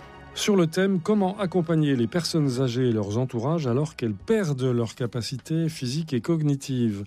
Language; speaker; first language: French; native; French